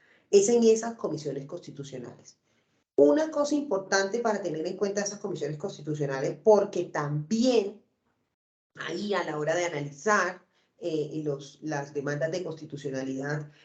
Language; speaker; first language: Spanish; native; Spanish